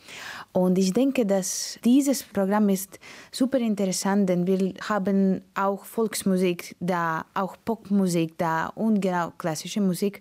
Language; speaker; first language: German; non-native, learner; Latvian